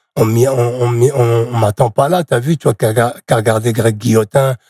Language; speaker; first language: French; native; French